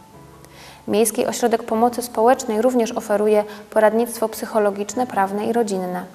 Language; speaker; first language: Polish; native; Polish